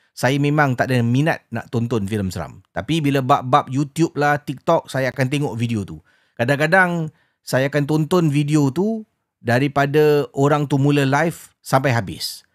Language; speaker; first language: Malay; native; Malay